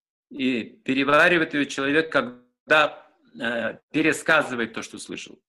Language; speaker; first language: Russian; native; Russian